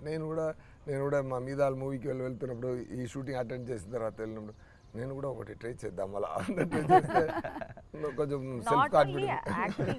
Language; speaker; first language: Telugu; non-native, fluent; Tamil